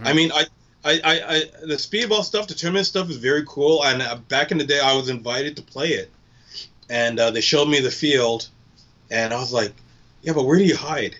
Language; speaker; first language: English; native; English